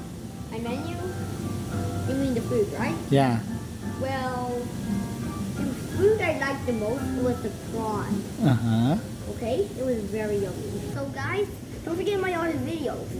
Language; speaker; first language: English; non-native, learner; Thai